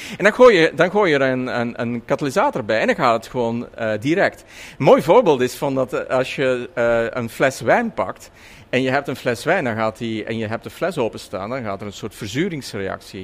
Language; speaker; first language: Dutch; native; Dutch